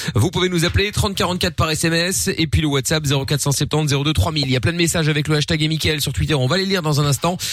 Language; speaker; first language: French; early bilingual, other home language; Portuguese